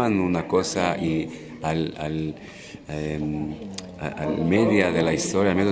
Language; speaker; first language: Spanish; non-native, learner; Hebrew